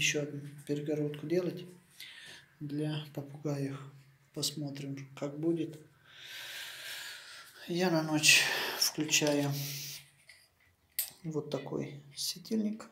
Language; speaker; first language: Russian; non-native, local second language; Romanian